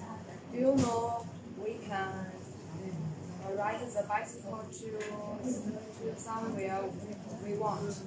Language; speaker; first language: English; non-native, learner; Chinese